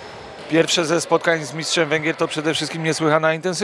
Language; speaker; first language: Polish; native; Polish